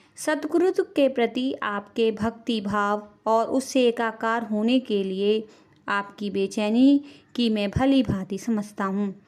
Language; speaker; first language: Hindi; native; Hindi